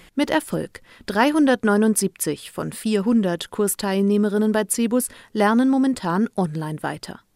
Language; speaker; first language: German; native; German